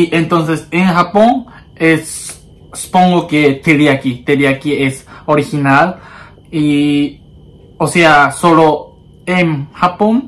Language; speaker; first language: Spanish; non-native, learner; Japanese